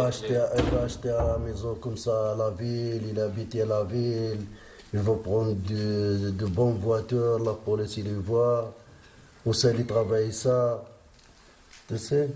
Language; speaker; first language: French; non-native, learner; Arabic